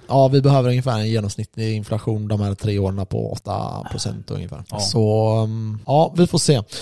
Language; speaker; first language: Swedish; native; Swedish